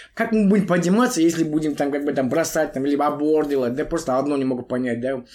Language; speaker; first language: Russian; non-native, local second language; Kazakh